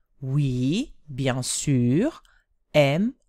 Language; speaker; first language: French; non-native, fluent; Italian